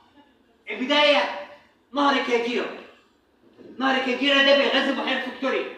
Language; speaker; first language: Arabic; native; Arabic